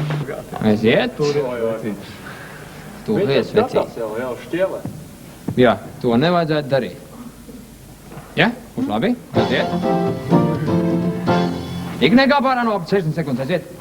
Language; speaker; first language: Latvian; native; Latvian